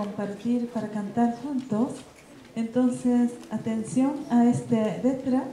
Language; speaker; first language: Spanish; non-native, learner; Japanese